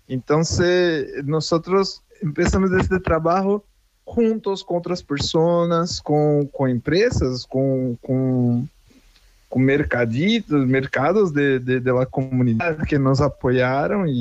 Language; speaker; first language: Spanish; non-native, fluent; Portuguese